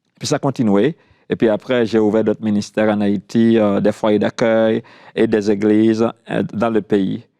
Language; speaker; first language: French; non-native, local second language; Haitian Creole